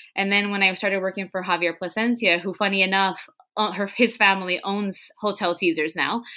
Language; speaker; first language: English; non-native, fluent; Spanish